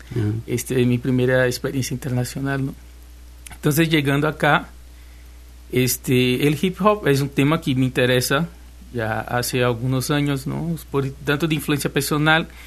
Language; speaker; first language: Spanish; non-native, fluent; Portuguese